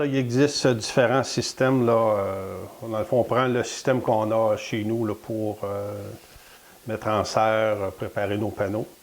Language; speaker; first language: French; native; French